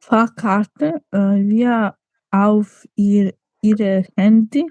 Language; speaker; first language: German; non-native, learner; Macedonian